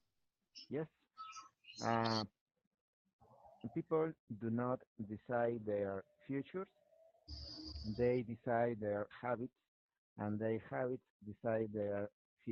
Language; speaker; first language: English; non-native, learner; Spanish